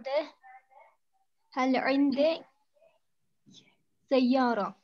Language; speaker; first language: Arabic; non-native, learner; Turkish